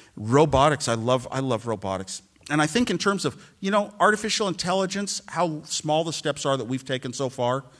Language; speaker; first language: English; native; English